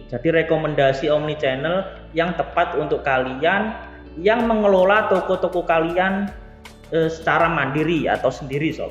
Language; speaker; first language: Indonesian; native; Indonesian